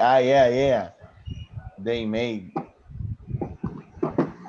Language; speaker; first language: English; non-native, learner; Spanish